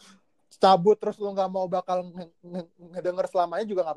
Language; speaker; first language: Indonesian; native; Indonesian